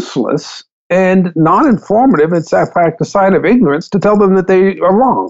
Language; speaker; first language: English; native; English